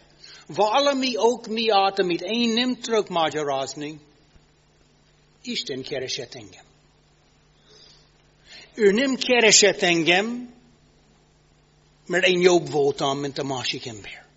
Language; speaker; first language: Hungarian; non-native, fluent; English